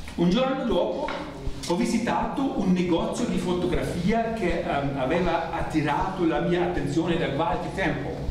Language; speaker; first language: Italian; non-native, learner; German